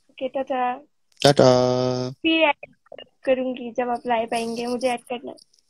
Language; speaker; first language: Hindi; non-native, learner; Bangla